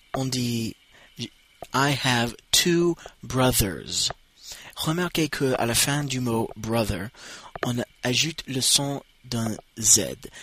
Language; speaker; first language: French; non-native, fluent; English